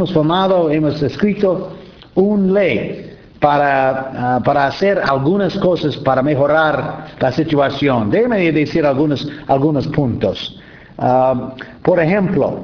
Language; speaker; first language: Spanish; non-native, fluent; English